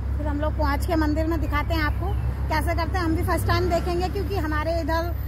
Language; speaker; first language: Hindi; native; Hindi